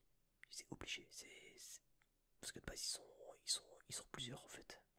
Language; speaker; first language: French; native; French